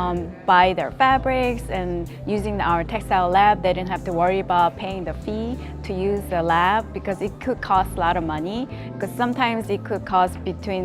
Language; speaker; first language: English; non-native, fluent; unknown